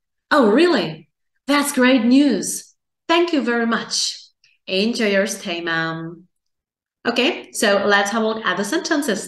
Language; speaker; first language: English; non-native, fluent; Czech